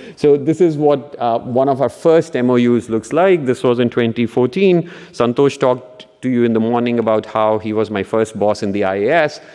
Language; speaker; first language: English; non-native, local second language; Punjabi